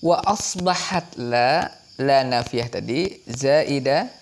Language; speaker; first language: Arabic; non-native, fluent; Indonesian